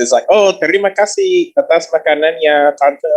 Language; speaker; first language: Indonesian; non-native, learner; English